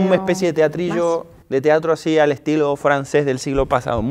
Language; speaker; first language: Spanish; native; Spanish